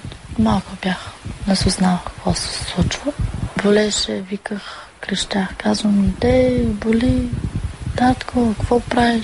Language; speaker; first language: Bulgarian; non-native, local second language; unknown